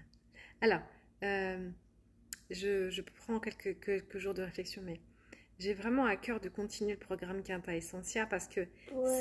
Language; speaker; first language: French; native; French